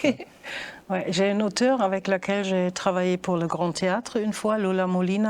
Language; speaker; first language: French; non-native, fluent; German